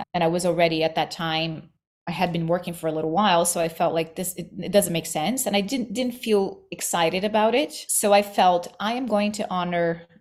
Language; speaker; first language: English; non-native, fluent; Portuguese